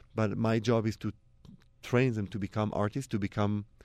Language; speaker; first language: English; non-native, fluent; Hebrew